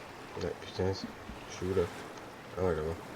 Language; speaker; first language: French; native; French